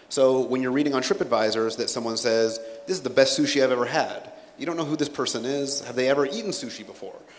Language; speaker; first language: English; native; English